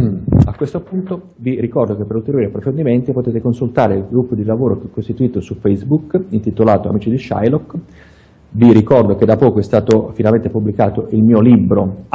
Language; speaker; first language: Italian; native; Italian